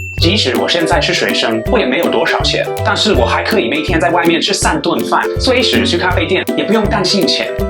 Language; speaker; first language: Chinese; non-native, fluent; English